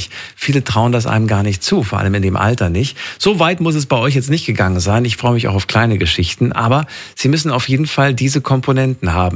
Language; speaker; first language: German; native; German